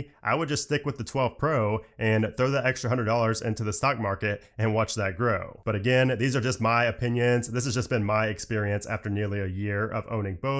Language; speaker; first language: English; native; English